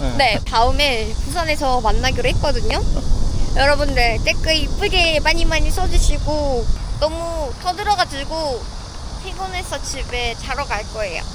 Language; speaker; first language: Korean; non-native, fluent; Uzbek